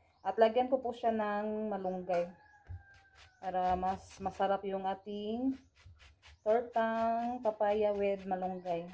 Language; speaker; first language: Filipino; non-native, local second language; Cebuano